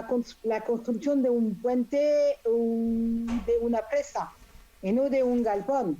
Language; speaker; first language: Spanish; non-native, fluent; French